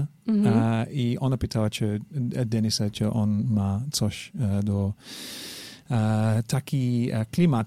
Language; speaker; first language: Polish; non-native, learner; English